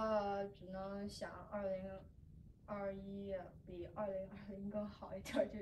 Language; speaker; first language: Chinese; early bilingual, heritage; Chinese